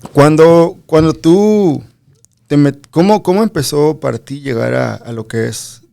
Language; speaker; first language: Spanish; early bilingual, other home language; English